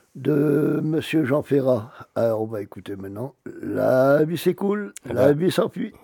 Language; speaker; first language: French; native; French